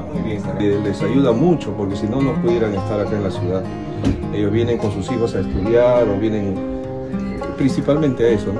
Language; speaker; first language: Spanish; native; Spanish